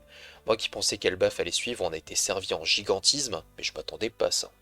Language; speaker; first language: French; native; French